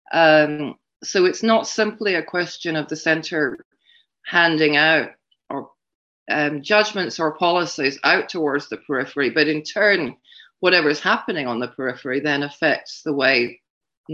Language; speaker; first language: English; native; English